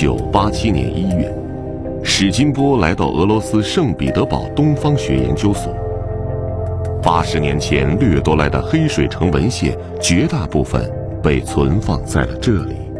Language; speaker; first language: Chinese; native; Chinese